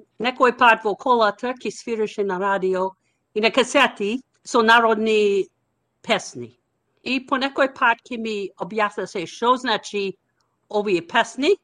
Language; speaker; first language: Macedonian; non-native, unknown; English